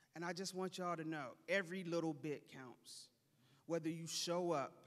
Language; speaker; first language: English; native; English